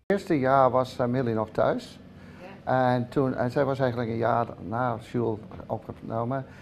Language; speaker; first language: Dutch; early bilingual, heritage; Dutch